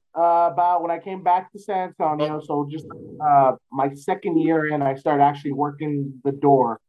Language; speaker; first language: English; native; English